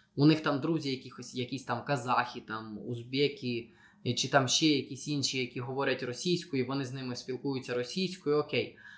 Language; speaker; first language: Ukrainian; non-native, local second language; Russian